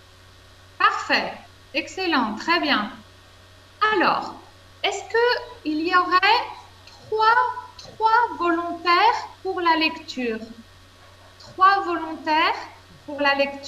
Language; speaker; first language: French; non-native, fluent; Spanish